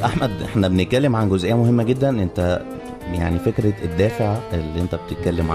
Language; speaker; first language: Arabic; native; Arabic